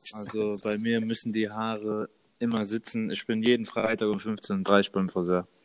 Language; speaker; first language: German; early bilingual, other home language; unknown